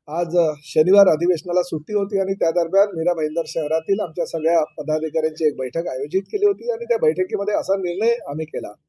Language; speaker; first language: Marathi; native; Marathi